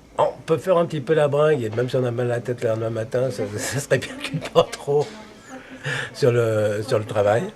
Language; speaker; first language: French; native; French